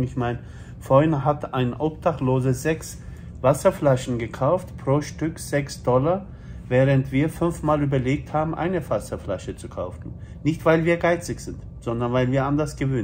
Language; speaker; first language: German; early bilingual, other home language; Turkish